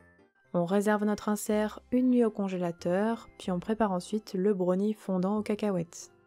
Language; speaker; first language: French; native; French